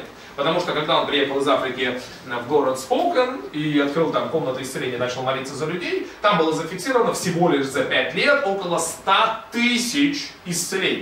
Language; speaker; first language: Russian; native; Russian